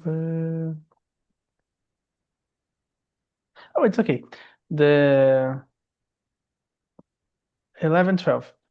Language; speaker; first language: English; non-native, learner; Portuguese